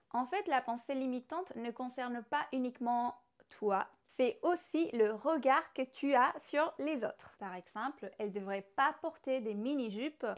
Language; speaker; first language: French; non-native, fluent; Spanish